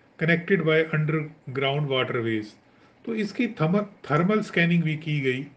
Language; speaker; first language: Hindi; non-native, local second language; Punjabi